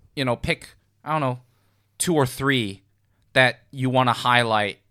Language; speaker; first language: English; non-native, local second language; Cantonese